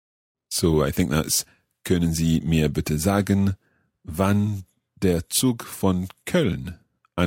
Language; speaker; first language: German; non-native, learner; English